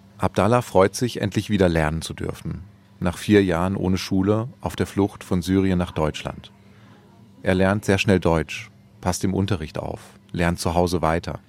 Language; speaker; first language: German; native; German